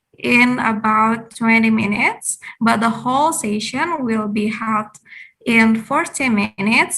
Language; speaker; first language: English; non-native, fluent; Indonesian